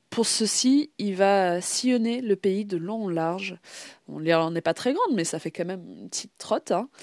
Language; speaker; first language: French; non-native, fluent; English